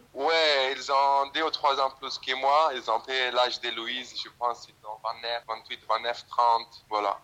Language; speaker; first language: French; non-native, fluent; Italian